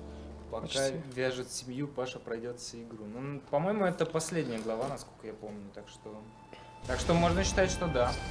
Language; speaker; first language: Russian; native; Russian